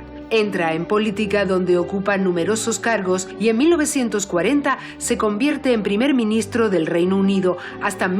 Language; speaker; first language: Spanish; native; Spanish